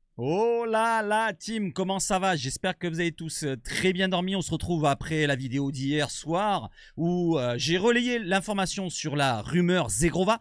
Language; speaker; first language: French; native; French